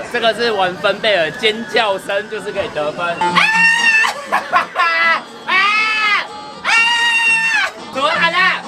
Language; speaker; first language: Chinese; native; Chinese